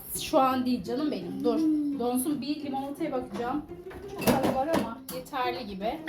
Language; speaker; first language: Turkish; native; Turkish